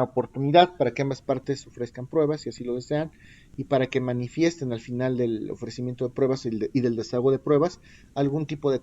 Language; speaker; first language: Spanish; native; Spanish